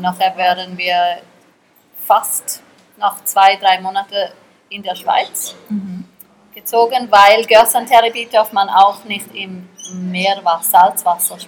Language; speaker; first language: German; early bilingual, heritage; German